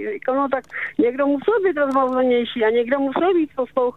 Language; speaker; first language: Czech; native; Czech